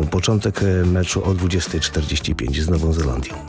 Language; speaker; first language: Polish; native; Polish